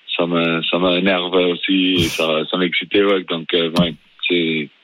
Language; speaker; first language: French; non-native, fluent; Afrikaans